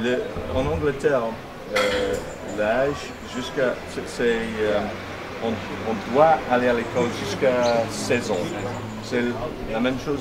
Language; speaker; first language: French; non-native, fluent; English